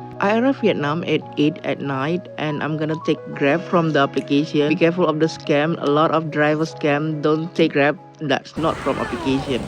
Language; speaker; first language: English; non-native, learner; Indonesian